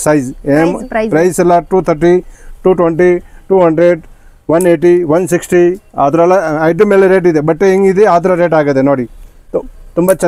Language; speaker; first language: Kannada; non-native, local second language; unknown